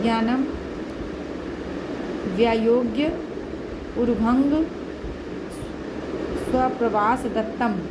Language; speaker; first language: Hindi; native; Hindi